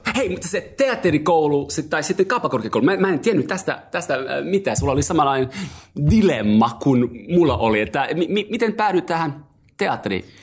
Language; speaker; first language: Finnish; non-native, fluent; English